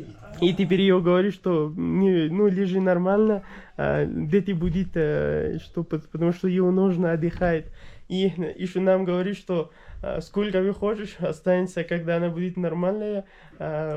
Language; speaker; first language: Russian; non-native, learner; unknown